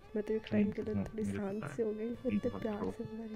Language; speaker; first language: Hindi; native; Hindi